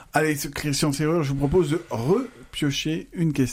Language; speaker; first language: French; native; French